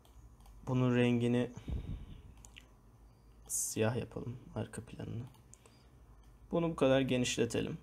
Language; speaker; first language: Turkish; native; Turkish